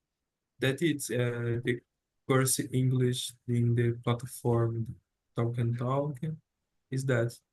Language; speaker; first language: English; non-native, learner; Portuguese